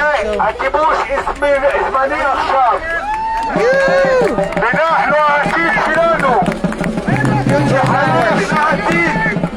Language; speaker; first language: Hebrew; non-native, local second language; Arabic